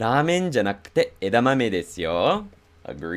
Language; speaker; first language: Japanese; non-native, fluent; English